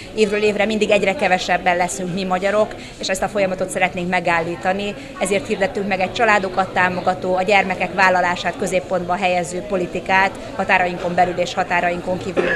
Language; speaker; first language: Hungarian; native; Hungarian